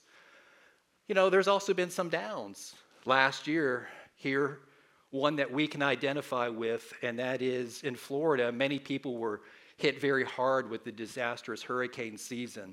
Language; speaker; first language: English; native; English